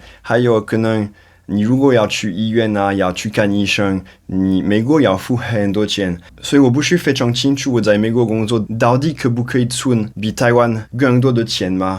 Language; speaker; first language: Chinese; non-native, fluent; French